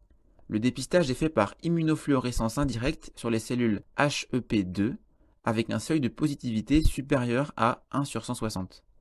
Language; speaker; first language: French; native; French